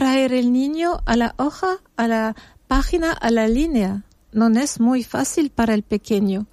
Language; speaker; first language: Spanish; non-native, fluent; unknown